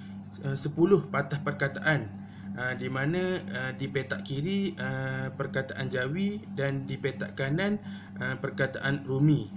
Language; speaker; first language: Malay; native; Malay